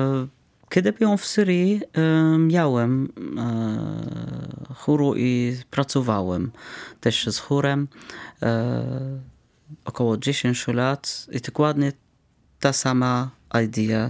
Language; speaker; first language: Polish; non-native, fluent; Arabic